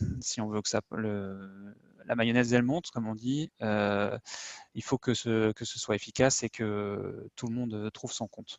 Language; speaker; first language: French; native; French